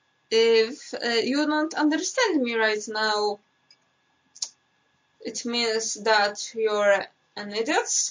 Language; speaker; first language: English; non-native, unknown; Polish